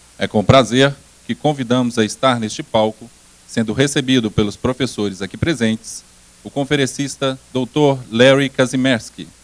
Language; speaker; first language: Portuguese; native; Portuguese